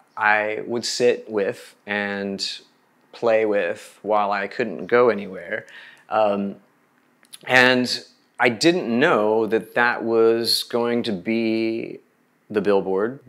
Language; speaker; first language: English; native; English